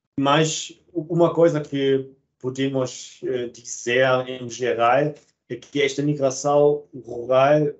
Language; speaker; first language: Portuguese; non-native, fluent; German